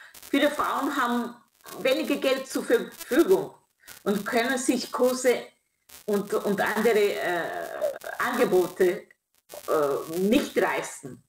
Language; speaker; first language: German; non-native, fluent; Kinyarwanda